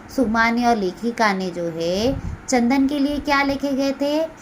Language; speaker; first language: Hindi; non-native, local second language; Marathi